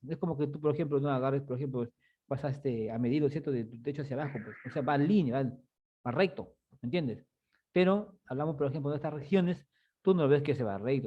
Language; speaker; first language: Spanish; native; Spanish